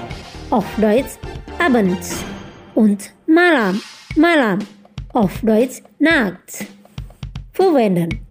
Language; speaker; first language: German; non-native, fluent; Indonesian